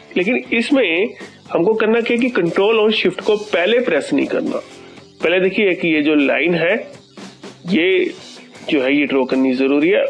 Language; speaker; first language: Hindi; native; Hindi